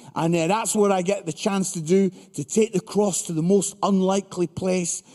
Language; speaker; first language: English; native; English